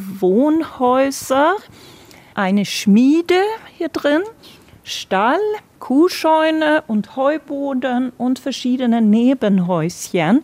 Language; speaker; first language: German; non-native, fluent; Swedish